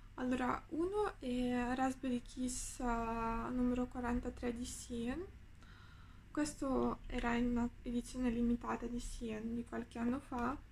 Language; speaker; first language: Italian; non-native, fluent; Ukrainian